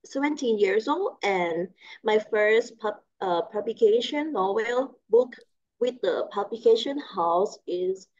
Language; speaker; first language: English; non-native, learner; Thai